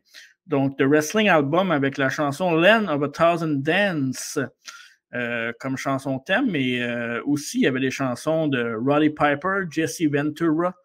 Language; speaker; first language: French; native; French